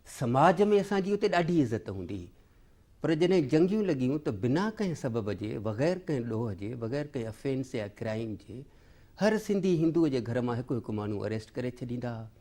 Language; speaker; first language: Sindhi; native; Sindhi